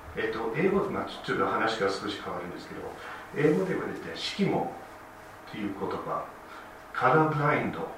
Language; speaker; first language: Japanese; non-native, fluent; English